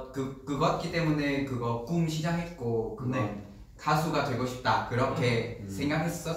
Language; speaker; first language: Korean; non-native, learner; Vietnamese